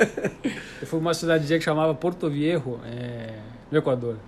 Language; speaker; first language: Portuguese; native; Portuguese